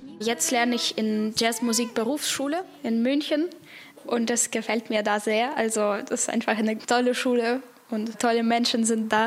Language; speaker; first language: German; non-native, fluent; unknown